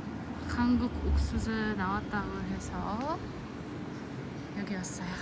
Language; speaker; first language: Korean; non-native, learner; Uzbek